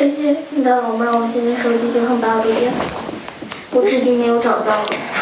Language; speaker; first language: Chinese; native; Chinese